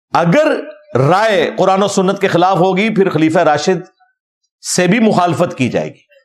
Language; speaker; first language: Urdu; non-native, local second language; Punjabi